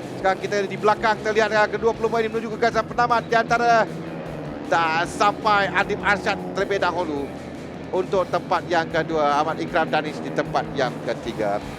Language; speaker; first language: Malay; native; Malay